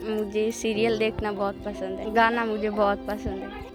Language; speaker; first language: Hindi; native; Hindi